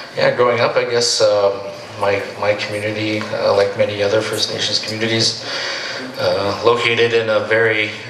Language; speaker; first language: English; native; English